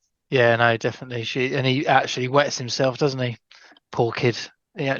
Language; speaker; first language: English; native; English